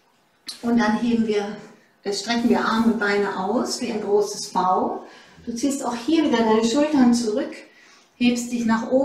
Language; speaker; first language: German; native; German